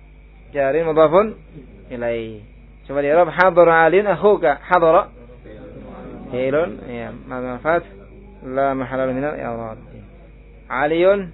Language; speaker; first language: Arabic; non-native, fluent; Indonesian